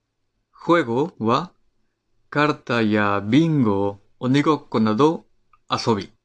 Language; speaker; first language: Japanese; non-native, fluent; Spanish